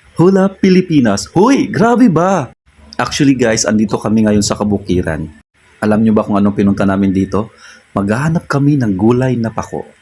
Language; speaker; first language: Filipino; non-native, local second language; Bikol